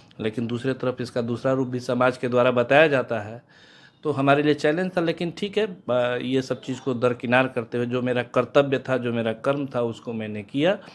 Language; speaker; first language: Hindi; native; Hindi